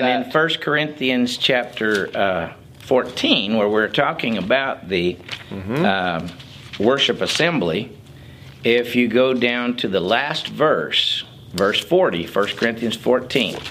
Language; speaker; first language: English; native; English